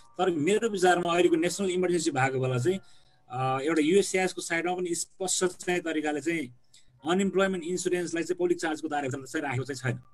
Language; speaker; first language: Nepali; native; Nepali